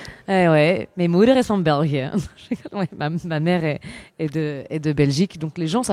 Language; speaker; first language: French; native; French